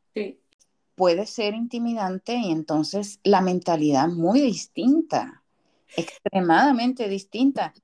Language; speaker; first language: Spanish; native; Spanish